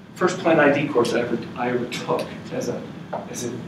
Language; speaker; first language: English; native; English